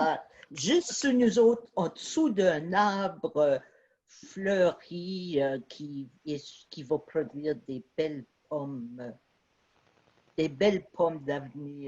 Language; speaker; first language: French; native; French